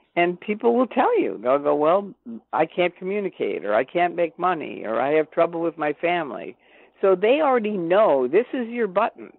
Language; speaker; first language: English; native; English